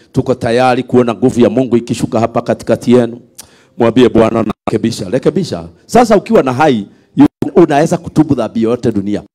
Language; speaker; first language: Swahili; non-native, local second language; Kikuyu